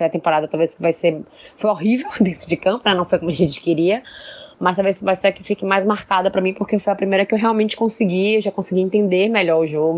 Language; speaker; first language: Portuguese; native; Portuguese